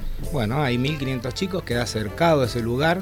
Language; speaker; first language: Spanish; native; Spanish